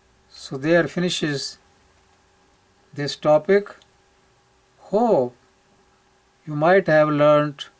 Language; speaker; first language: English; non-native, local second language; Punjabi